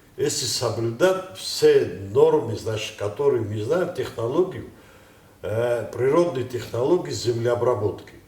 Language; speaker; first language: Russian; non-native, local second language; Ossetic